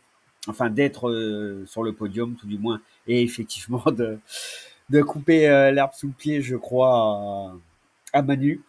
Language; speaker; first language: French; native; French